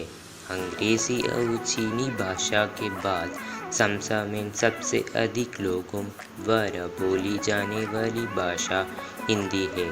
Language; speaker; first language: Hindi; non-native, local second language; Malayalam